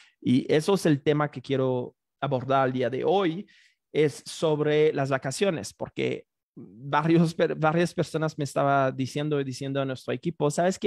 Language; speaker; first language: Spanish; non-native, fluent; French